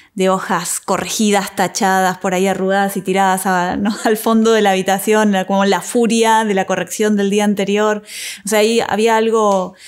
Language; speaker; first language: Spanish; native; Spanish